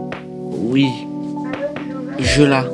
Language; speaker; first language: French; native; French